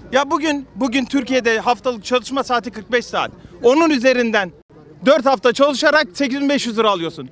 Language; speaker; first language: Turkish; native; Turkish